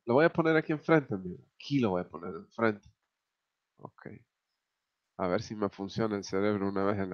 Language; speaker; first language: Spanish; native; Spanish